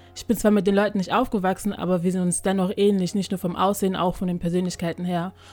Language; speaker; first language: German; early bilingual, other home language; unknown